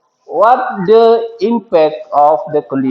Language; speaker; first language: English; non-native, fluent; Indonesian